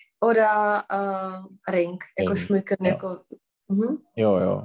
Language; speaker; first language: German; non-native, fluent; Czech